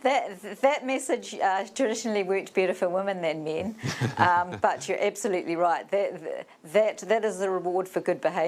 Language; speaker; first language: English; native; English